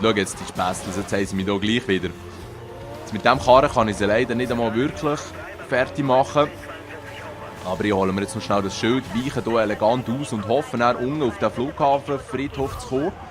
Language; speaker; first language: German; native; German